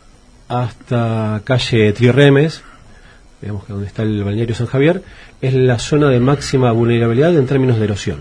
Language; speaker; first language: Spanish; native; Spanish